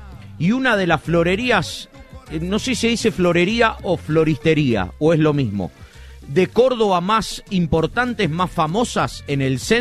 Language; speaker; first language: Spanish; native; Spanish